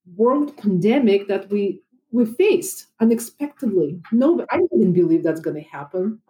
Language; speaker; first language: English; non-native, fluent; Russian